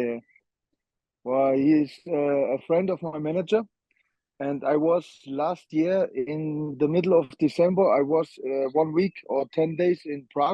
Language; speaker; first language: English; non-native, learner; German